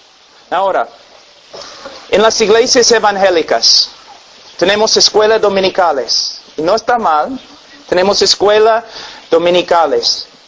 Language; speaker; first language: Spanish; non-native, fluent; English